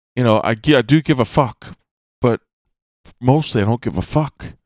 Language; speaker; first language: English; native; English